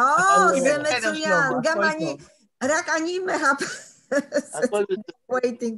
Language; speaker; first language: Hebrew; non-native, learner; Polish